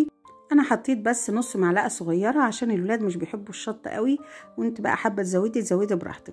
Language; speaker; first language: Arabic; native; Arabic